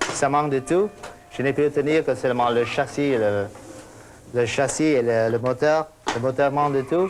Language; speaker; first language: French; non-native, fluent; Vietnamese